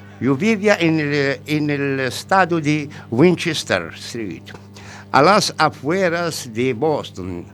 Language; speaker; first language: Spanish; non-native, learner; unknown